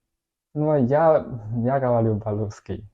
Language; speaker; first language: Russian; non-native, learner; Chinese